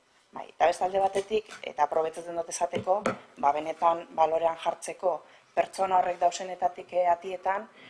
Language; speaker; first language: Basque; native; Basque